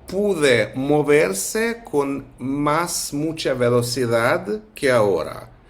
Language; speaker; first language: Spanish; non-native, fluent; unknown